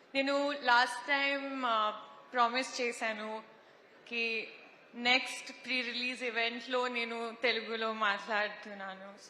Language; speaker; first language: Telugu; non-native, learner; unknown